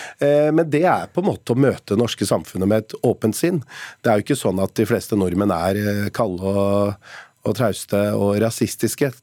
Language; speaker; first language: Norwegian; early bilingual, other home language; Punjabi